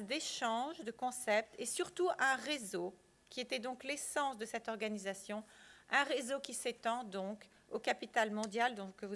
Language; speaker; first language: French; native; French